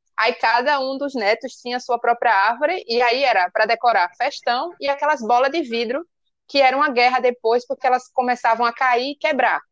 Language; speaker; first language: Portuguese; native; Portuguese